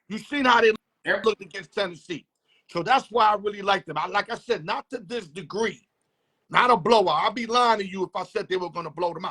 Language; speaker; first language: English; native; English